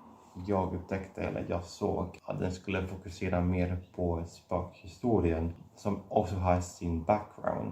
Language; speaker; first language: Swedish; non-native, fluent; Catalan